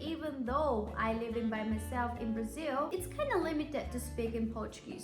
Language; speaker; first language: English; non-native, fluent; Japanese